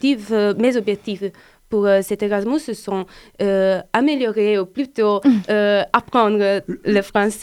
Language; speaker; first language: French; non-native, learner; Italian